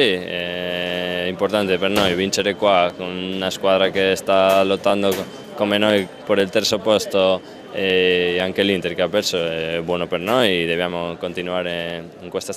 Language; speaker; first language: Italian; non-native, fluent; Spanish